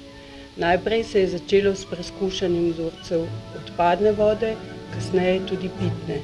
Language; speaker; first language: Slovenian; native; Slovenian